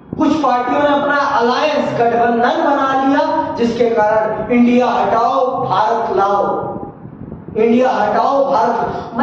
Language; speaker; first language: Hindi; native; Hindi